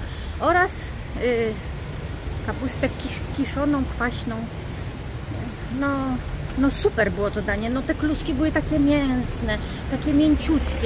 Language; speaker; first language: Polish; native; Polish